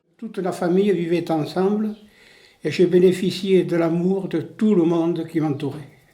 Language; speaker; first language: French; native; French